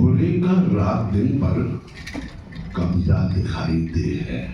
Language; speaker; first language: Hindi; native; Hindi